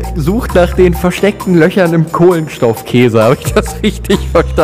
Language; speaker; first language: German; native; German